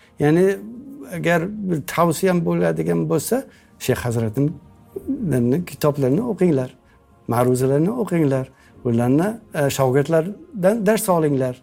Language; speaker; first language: Uzbek; non-native, fluent; English